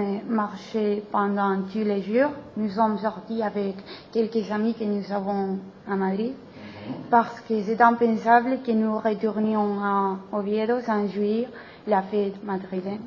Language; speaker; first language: French; non-native, learner; Spanish